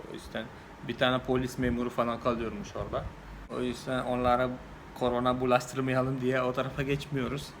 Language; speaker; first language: Turkish; non-native, fluent; Malayalam